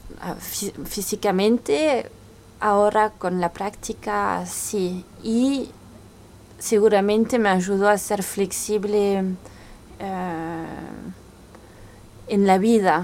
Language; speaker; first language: Spanish; early bilingual, heritage; French